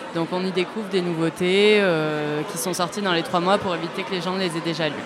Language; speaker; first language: French; native; French